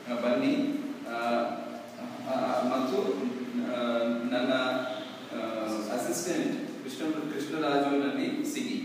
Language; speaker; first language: Kannada; non-native, learner; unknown